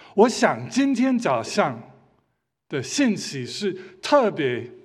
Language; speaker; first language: Chinese; early bilingual, other home language; English